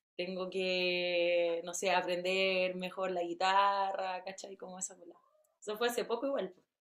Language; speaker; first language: Spanish; native; Spanish